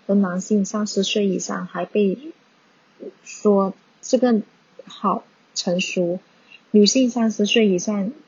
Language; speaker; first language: Chinese; non-native, local second language; Cantonese